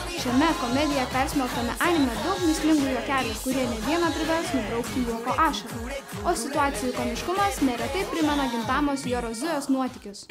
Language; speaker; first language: Lithuanian; native; Lithuanian